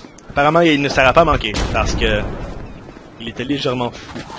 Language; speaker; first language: French; native; French